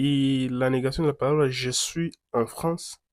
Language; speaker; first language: Spanish; non-native, fluent; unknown